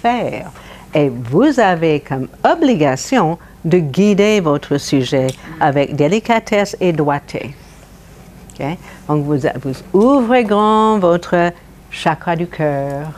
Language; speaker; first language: French; non-native, fluent; English